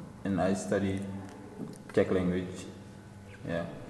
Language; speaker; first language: English; non-native, learner; Wolof